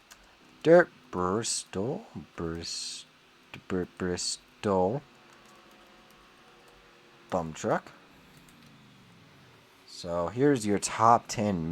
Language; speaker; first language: English; native; English